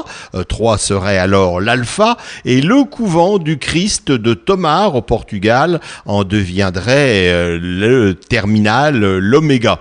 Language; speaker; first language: French; native; French